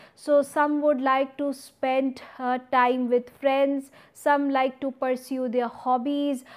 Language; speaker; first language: English; non-native, local second language; Hindi